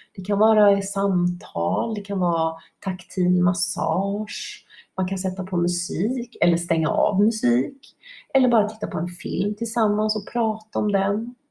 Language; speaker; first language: Swedish; native; Swedish